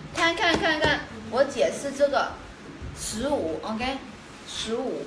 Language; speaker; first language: Chinese; non-native, fluent; Vietnamese